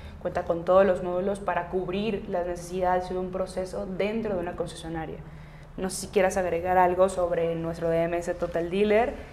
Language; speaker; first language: Spanish; native; Spanish